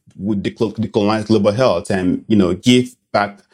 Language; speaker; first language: English; non-native, local second language; Bini